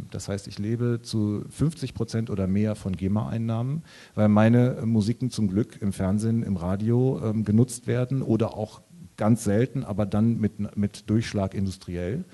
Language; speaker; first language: German; native; German